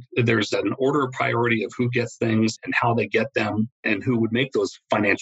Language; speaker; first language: English; native; English